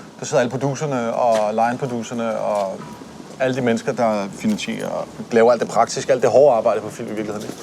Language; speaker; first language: Danish; native; Danish